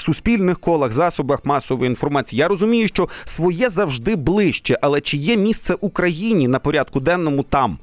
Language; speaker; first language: Ukrainian; native; Ukrainian